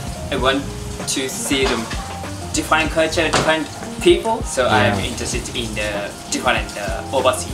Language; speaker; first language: English; non-native, learner; Japanese